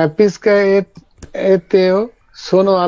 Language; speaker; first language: Italian; non-native, learner; Bangla